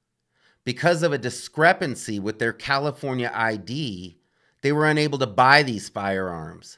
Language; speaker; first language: English; native; English